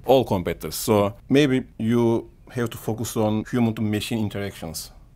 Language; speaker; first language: English; non-native, fluent; Turkish